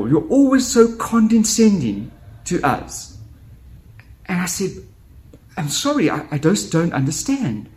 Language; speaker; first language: English; native; English